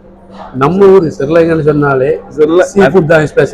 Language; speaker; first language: Tamil; native; Tamil